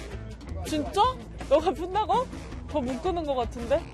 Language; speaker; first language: Italian; non-native, learner; Korean